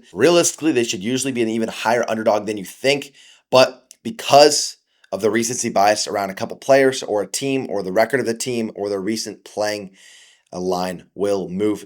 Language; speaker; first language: English; native; English